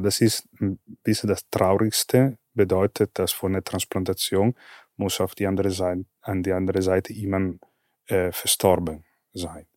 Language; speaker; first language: German; non-native, fluent; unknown